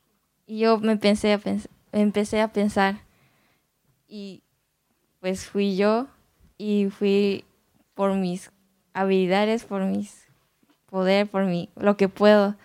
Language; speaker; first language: Spanish; non-native, learner; Japanese